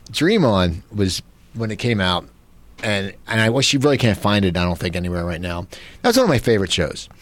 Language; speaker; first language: English; native; English